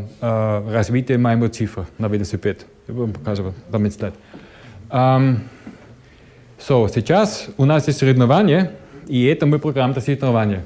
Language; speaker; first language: Russian; non-native, learner; German